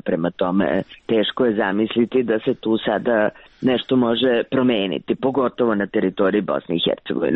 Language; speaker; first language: Croatian; native; Croatian